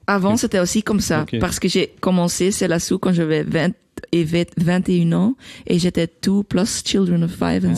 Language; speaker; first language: French; non-native, learner; Dutch